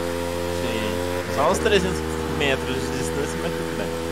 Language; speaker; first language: Portuguese; native; Portuguese